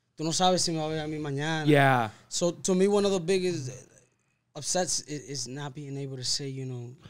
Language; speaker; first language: Spanish; early bilingual, other home language; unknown